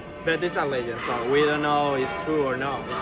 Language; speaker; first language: English; non-native, learner; Spanish